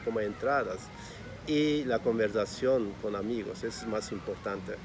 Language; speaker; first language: Spanish; non-native, fluent; Turkish